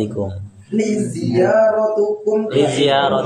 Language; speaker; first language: Arabic; non-native, fluent; Indonesian